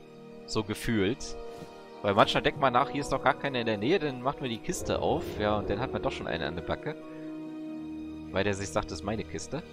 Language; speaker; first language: German; native; German